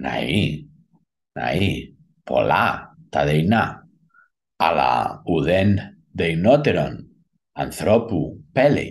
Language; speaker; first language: Greek; non-native, learner; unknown